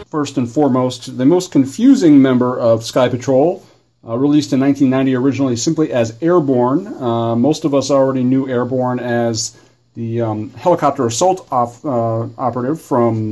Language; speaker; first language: English; native; English